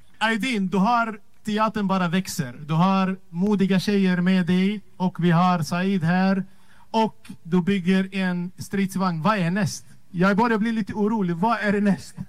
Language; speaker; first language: Swedish; non-native, fluent; Arabic